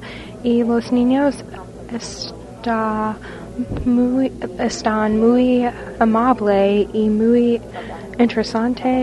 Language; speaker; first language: Spanish; non-native, learner; English